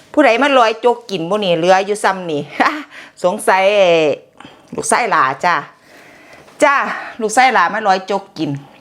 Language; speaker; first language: Thai; native; Thai